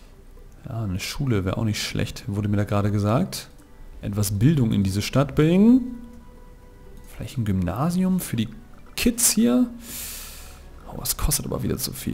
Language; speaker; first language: German; native; German